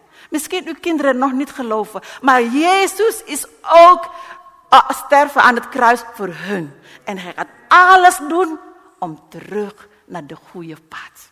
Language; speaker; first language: Dutch; non-native, learner; Indonesian